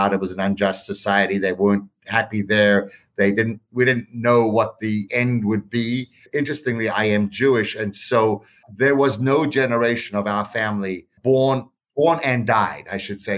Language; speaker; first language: English; native; English